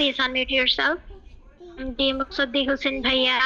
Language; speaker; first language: English; non-native, fluent; Bangla